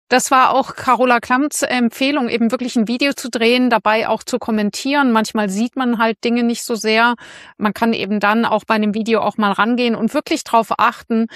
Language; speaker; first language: German; native; German